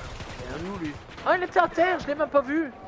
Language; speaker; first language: French; native; French